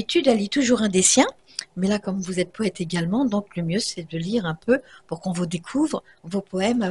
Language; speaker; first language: French; native; French